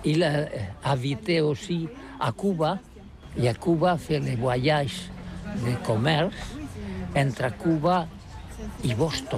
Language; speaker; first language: French; non-native, learner; Catalan